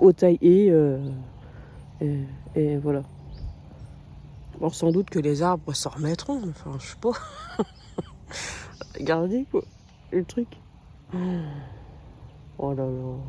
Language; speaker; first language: French; native; French